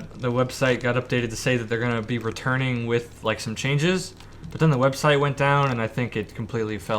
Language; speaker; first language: English; native; English